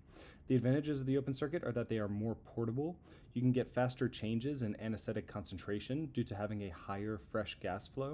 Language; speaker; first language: English; native; English